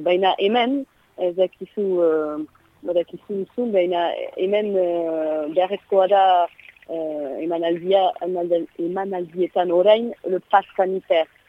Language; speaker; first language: Basque; non-native, local second language; French